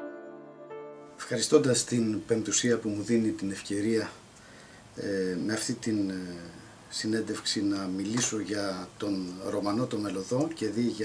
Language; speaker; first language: Greek; native; Greek